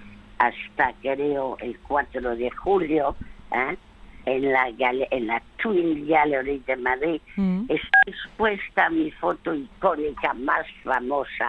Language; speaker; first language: Spanish; early bilingual, other home language; French